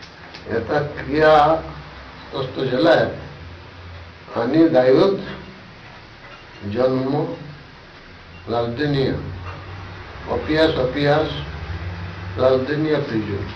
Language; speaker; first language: Russian; non-native, learner; Bangla